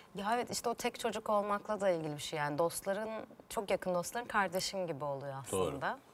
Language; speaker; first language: Turkish; native; Turkish